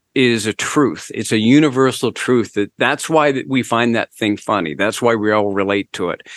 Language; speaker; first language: English; native; English